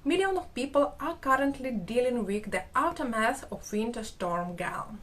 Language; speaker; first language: English; non-native, fluent; Ukrainian